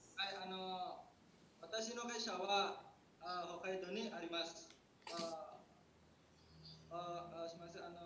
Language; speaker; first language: Japanese; non-native, learner; Indonesian